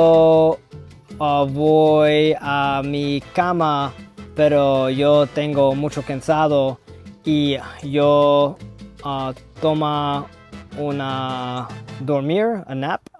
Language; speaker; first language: Spanish; non-native, learner; English